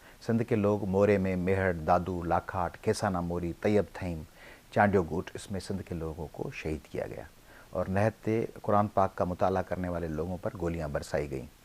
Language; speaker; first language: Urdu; non-native, local second language; Sindhi